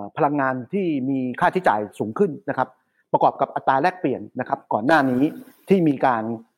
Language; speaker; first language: Thai; native; Thai